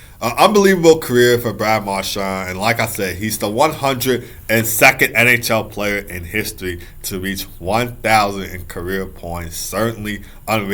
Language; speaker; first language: English; native; English